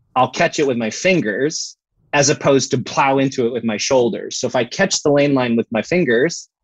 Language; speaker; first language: English; native; English